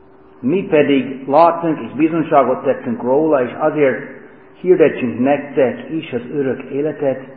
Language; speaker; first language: Hungarian; non-native, fluent; English